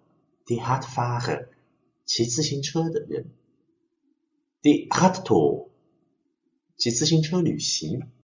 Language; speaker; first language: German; non-native, fluent; Chinese